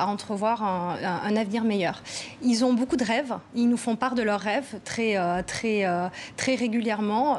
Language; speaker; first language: French; native; French